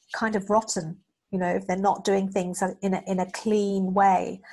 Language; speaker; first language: English; native; English